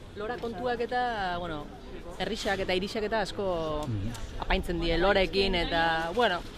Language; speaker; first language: Basque; native; Basque